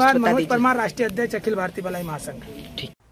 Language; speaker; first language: Hindi; native; Hindi